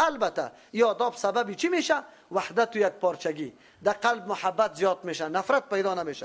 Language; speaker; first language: Persian; native; Persian